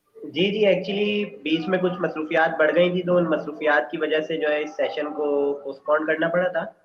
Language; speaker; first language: Urdu; native; Urdu